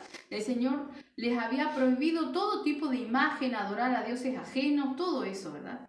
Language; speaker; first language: Spanish; native; Spanish